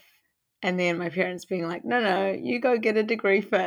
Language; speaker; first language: English; native; English